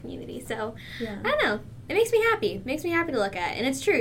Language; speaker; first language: English; native; English